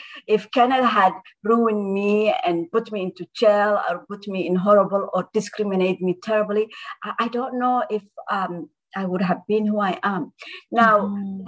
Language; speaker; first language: English; non-native, fluent; Somali